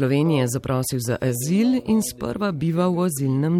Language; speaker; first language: Slovenian; native; Slovenian